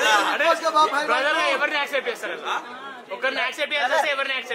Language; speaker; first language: Telugu; native; Telugu